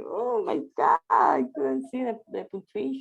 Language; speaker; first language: English; non-native, learner; Spanish